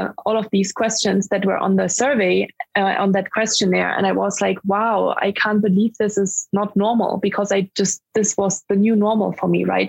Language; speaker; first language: English; non-native, fluent; German